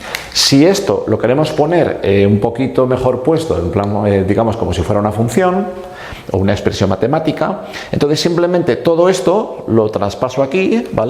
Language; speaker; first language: Spanish; native; Spanish